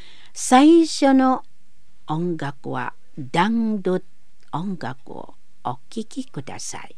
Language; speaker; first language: Japanese; non-native, learner; Indonesian